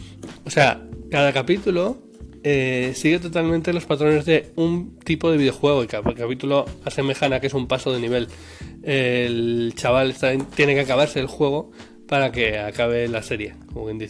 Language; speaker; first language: Spanish; native; Spanish